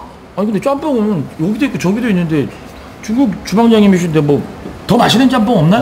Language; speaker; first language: Korean; native; Korean